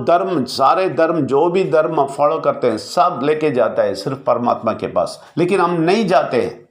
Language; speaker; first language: Hindi; non-native, local second language; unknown